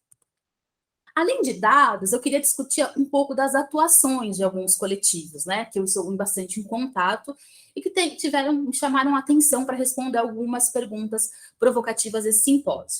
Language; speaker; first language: Portuguese; native; Portuguese